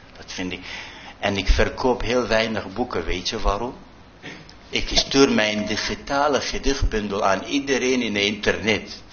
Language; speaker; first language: Dutch; non-native, fluent; Arabic